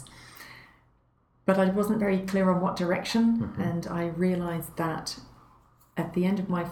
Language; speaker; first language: English; native; English